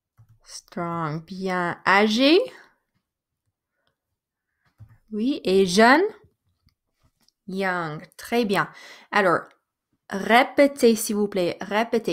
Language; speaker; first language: French; non-native, fluent; English